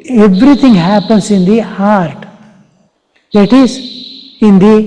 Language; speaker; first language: English; non-native, local second language; Kannada